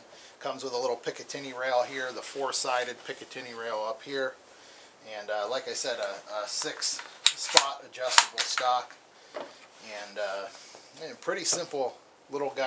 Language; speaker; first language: English; native; English